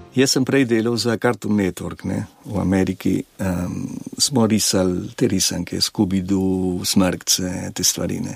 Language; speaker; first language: Slovenian; early bilingual, heritage; Slovenian